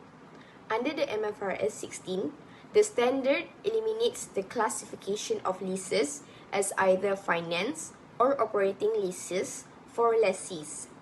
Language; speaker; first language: English; non-native, local second language; Malay